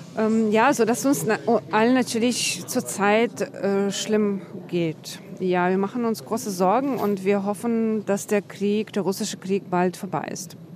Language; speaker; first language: German; non-native, fluent; Ukrainian